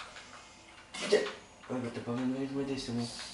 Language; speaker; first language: French; native; French